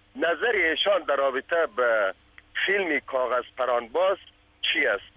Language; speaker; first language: Persian; native; Persian